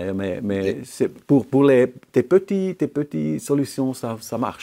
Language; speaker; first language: French; non-native, local second language; German